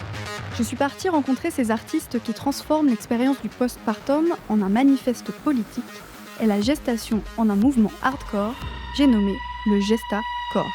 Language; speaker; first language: French; native; French